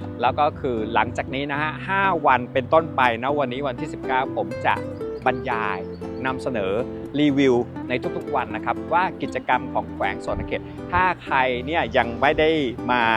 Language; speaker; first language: Thai; native; Thai